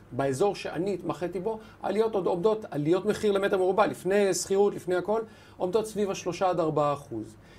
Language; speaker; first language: Hebrew; native; Hebrew